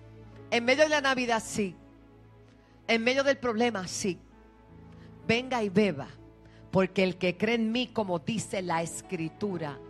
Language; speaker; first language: Spanish; native; Spanish